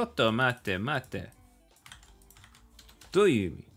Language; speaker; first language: Japanese; non-native, learner; English